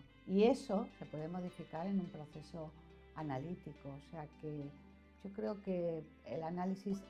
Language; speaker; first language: Spanish; native; Spanish